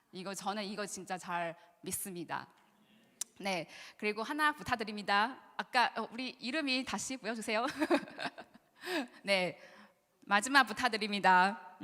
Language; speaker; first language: Korean; non-native, learner; Chinese